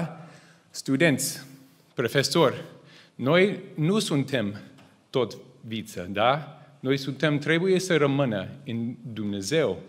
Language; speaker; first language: Romanian; non-native, learner; English